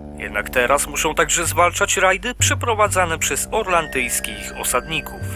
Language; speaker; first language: Polish; native; Polish